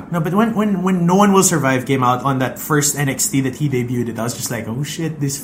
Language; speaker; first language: English; non-native, local second language; Filipino